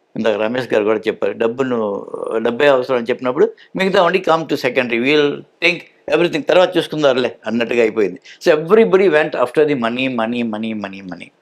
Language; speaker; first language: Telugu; early bilingual, heritage; Telugu